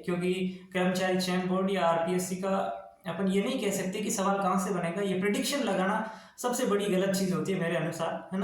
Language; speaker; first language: Hindi; native; Hindi